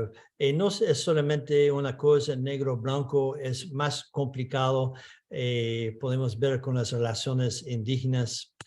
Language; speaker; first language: Spanish; non-native, fluent; English